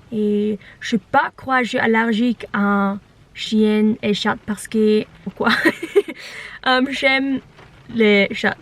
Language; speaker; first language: French; non-native, learner; Norwegian